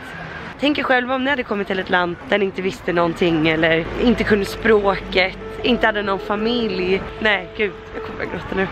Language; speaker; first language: Swedish; native; Swedish